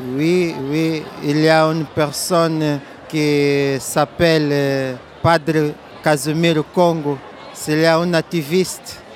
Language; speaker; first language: French; non-native, learner; Portuguese